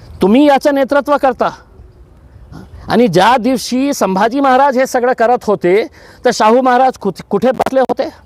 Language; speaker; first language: Marathi; non-native, local second language; Urdu